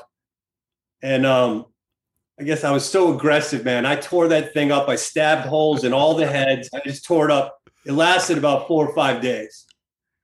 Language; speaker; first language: English; native; English